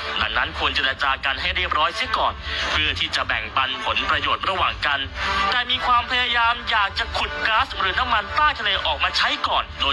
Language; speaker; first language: Thai; native; Thai